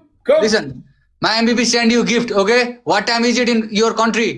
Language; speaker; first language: English; non-native, learner; Nepali